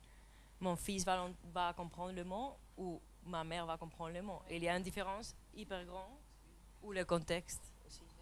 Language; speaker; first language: French; non-native, fluent; Spanish